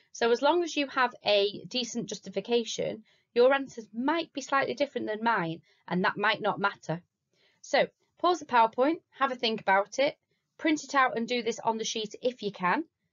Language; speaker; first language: English; native; English